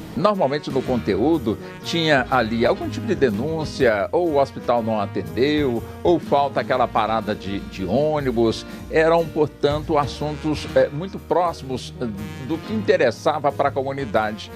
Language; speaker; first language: Portuguese; native; Portuguese